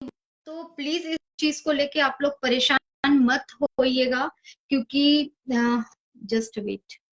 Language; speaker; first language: Hindi; native; Hindi